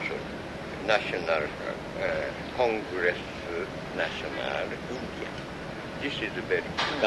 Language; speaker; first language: English; non-native, learner; Japanese